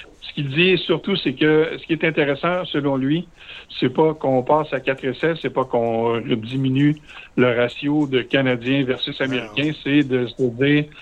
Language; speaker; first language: French; native; French